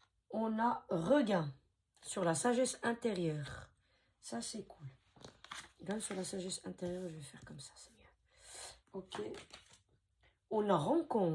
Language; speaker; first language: French; native; French